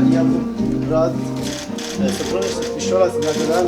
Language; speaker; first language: Russian; non-native, learner; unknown